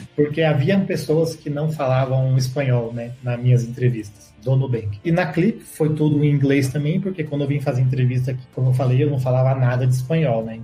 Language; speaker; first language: Portuguese; native; Portuguese